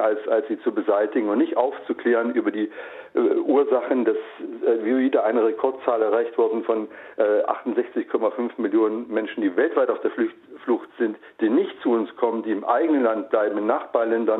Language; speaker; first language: German; native; German